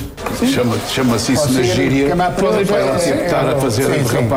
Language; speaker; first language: Portuguese; native; Portuguese